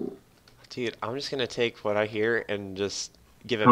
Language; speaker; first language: English; native; English